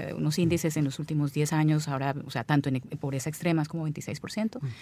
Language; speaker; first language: Spanish; native; Spanish